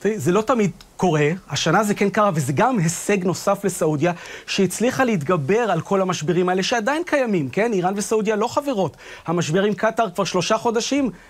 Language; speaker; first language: Hebrew; native; Hebrew